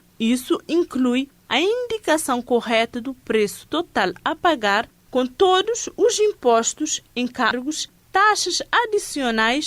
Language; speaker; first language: Portuguese; non-native, local second language; Kabuverdianu